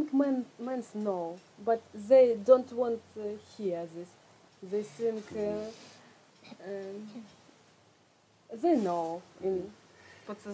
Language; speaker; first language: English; non-native, learner; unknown